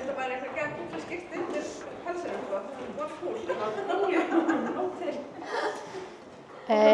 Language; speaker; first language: Icelandic; native; Icelandic